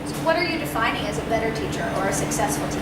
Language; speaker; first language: English; native; English